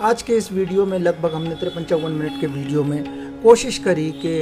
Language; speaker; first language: Hindi; native; Hindi